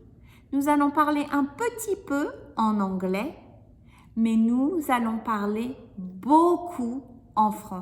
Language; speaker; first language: French; non-native, fluent; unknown